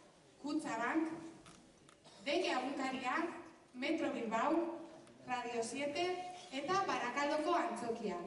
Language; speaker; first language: Basque; non-native, local second language; Spanish